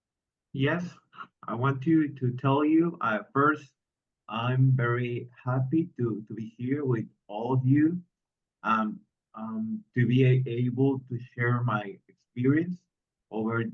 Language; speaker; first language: English; non-native, learner; Spanish